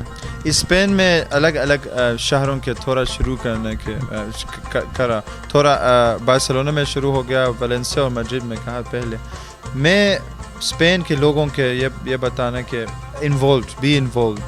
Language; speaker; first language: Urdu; early bilingual, heritage; Urdu